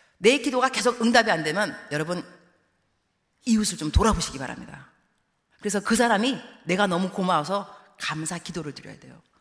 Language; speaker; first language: Korean; early bilingual, heritage; Korean